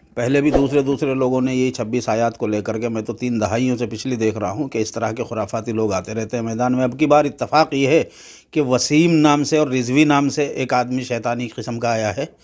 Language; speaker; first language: Hindi; native; Hindi